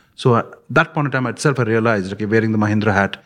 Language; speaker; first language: English; non-native, local second language; Punjabi